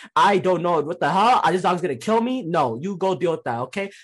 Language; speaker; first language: English; native; English